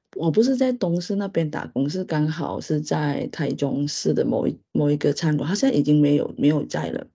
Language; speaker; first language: Chinese; non-native, local second language; Hakka Chinese